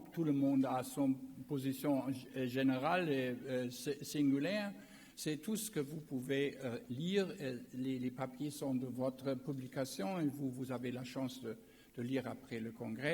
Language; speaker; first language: French; non-native, learner; German